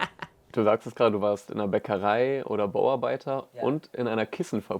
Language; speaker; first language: German; native; German